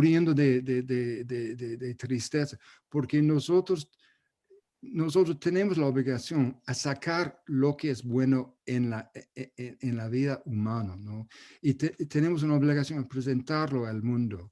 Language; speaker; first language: Spanish; non-native, fluent; English